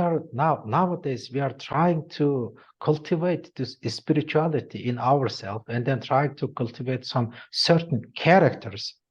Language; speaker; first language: English; non-native, learner; Mongolian